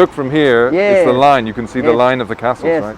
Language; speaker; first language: English; native; English